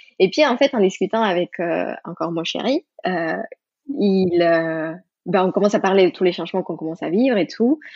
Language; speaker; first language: French; non-native, fluent; Spanish